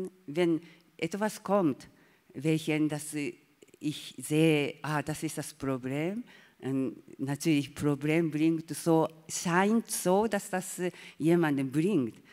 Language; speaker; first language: German; non-native, learner; Japanese